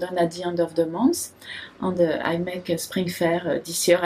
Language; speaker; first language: English; non-native, learner; French